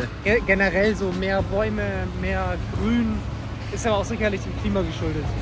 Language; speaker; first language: German; native; German